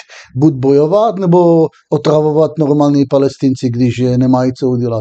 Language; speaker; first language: Czech; non-native, fluent; Hebrew